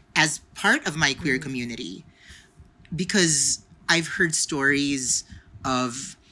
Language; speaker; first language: English; non-native, local second language; Filipino